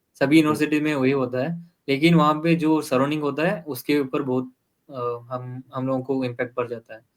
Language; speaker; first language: Hindi; non-native, local second language; Kannada